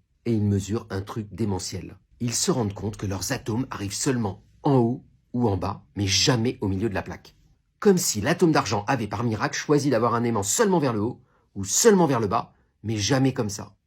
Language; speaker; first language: French; native; French